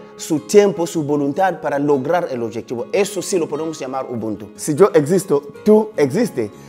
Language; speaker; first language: Spanish; non-native, fluent; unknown